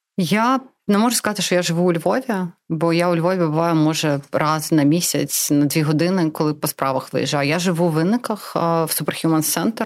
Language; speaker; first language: Ukrainian; non-native, local second language; Russian